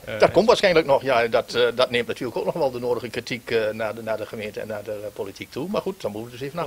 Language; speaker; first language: Dutch; native; Dutch